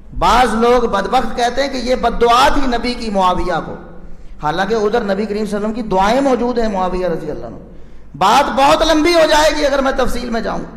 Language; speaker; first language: Urdu; non-native, local second language; Punjabi